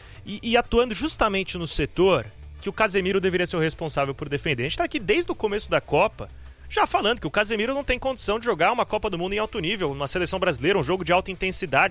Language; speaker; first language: Portuguese; native; Portuguese